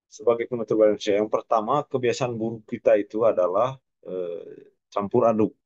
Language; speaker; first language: Indonesian; non-native, local second language; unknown